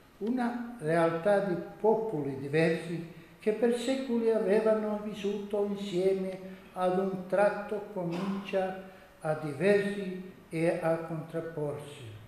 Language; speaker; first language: Italian; non-native, learner; Croatian